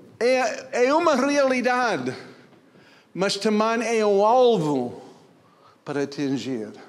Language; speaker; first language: Portuguese; non-native, fluent; English